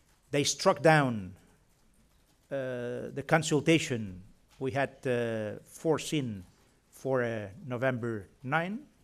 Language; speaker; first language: English; non-native, fluent; Catalan